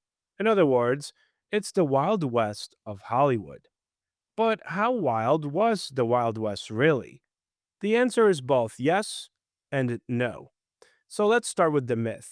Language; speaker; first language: English; native; English